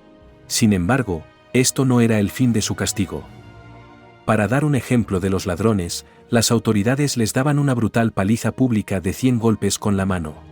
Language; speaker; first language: Spanish; native; Spanish